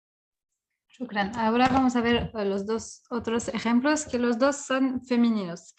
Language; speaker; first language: Spanish; non-native, fluent; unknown